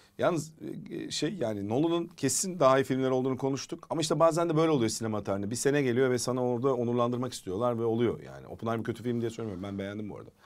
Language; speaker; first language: Turkish; native; Turkish